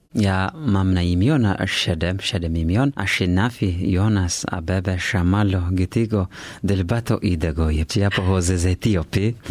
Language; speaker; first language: Polish; non-native, fluent; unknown